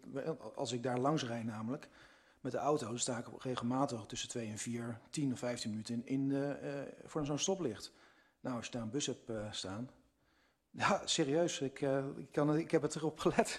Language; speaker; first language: Dutch; native; Dutch